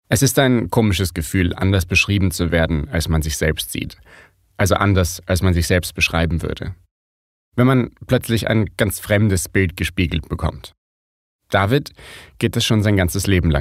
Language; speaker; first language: German; native; German